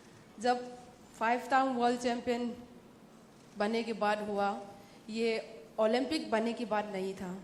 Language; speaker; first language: Hindi; non-native, local second language; Manipuri